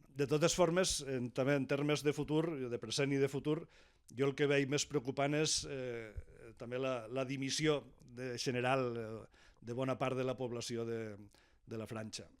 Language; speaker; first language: Catalan; native; Catalan